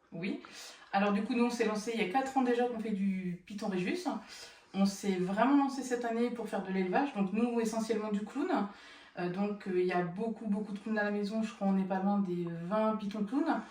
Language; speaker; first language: French; native; French